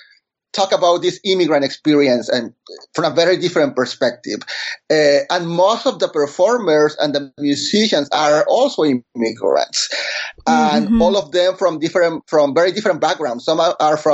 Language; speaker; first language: English; non-native, fluent; Spanish